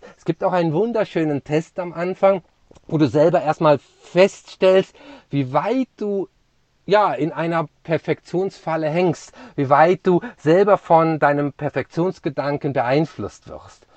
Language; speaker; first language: German; native; German